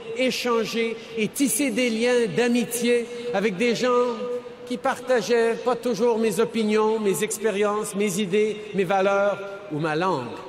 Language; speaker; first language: French; early bilingual, heritage; French